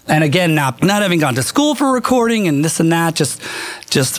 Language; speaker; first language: English; native; English